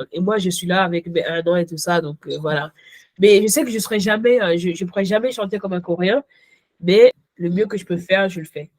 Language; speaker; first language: French; early bilingual, other home language; Ghomala